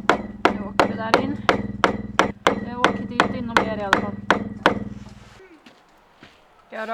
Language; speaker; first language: Swedish; native; Swedish